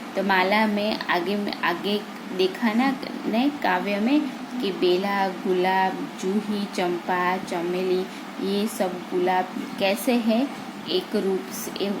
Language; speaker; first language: Hindi; non-native, local second language; Gujarati